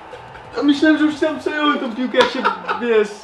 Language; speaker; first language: Polish; native; Polish